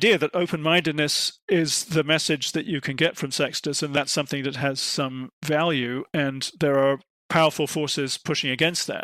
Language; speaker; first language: English; native; English